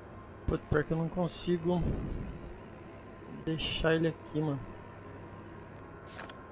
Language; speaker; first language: Portuguese; native; Portuguese